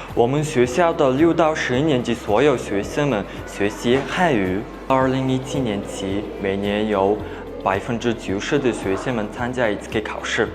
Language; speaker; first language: Chinese; non-native, learner; Mongolian